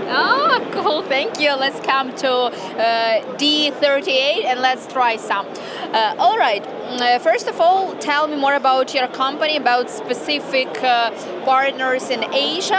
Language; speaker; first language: English; non-native, learner; Ukrainian